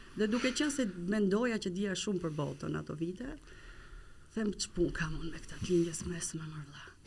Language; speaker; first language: Albanian; native; Albanian